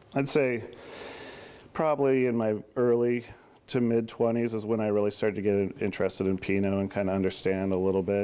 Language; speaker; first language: English; native; English